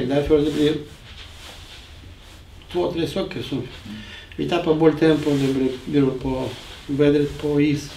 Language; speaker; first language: Swedish; non-native, fluent; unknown